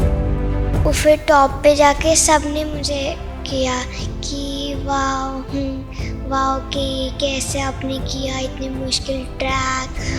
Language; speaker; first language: Hindi; non-native, local second language; Punjabi